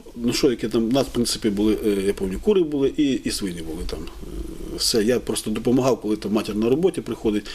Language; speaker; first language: Ukrainian; native; Ukrainian